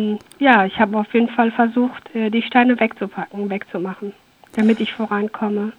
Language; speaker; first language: German; early bilingual, other home language; Persian